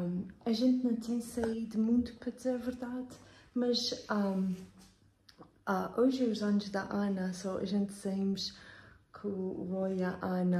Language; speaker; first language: Portuguese; early bilingual, heritage; Portuguese